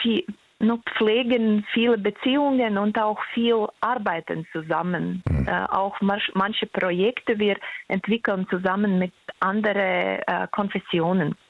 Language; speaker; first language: German; non-native, fluent; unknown